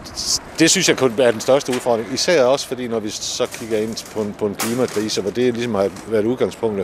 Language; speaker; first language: Danish; native; Danish